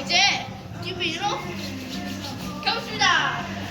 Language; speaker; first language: Korean; early bilingual, heritage; Korean